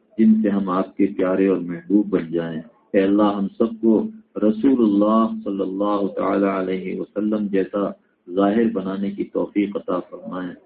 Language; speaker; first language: Urdu; native; Urdu